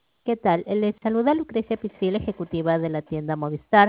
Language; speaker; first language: Spanish; native; Spanish